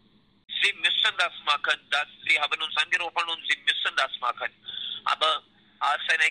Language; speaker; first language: German; non-native, learner; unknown